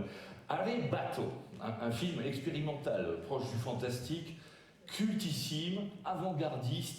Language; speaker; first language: French; native; French